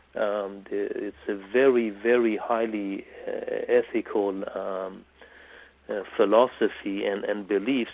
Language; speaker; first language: English; native; English